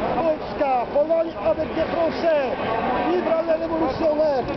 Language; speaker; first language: French; non-native, learner; Polish